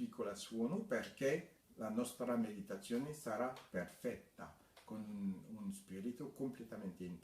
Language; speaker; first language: Italian; non-native, fluent; French